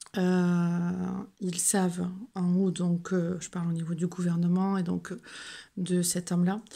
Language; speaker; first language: French; native; French